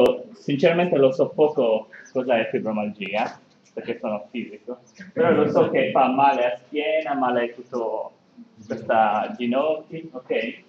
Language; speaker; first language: Italian; non-native, learner; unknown